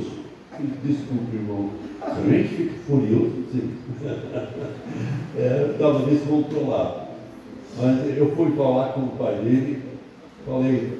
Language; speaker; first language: Portuguese; non-native, fluent; English